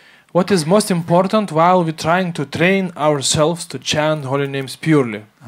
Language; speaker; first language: English; non-native, fluent; Lithuanian